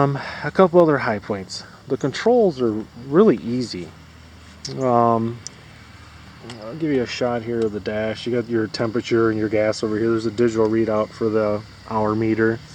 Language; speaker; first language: English; native; English